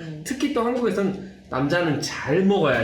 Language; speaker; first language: Korean; native; Korean